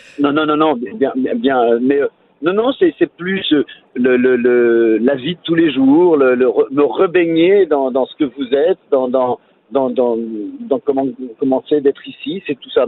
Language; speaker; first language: French; native; French